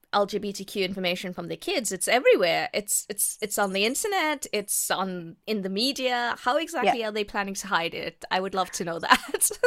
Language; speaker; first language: English; native; English